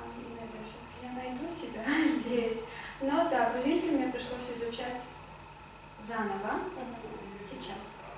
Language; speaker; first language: Russian; non-native, fluent; Armenian